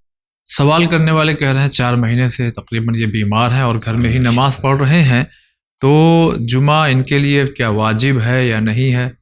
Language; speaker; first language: Urdu; native; Urdu